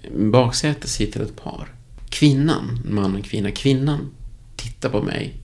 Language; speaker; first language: Swedish; early bilingual, other home language; Spanish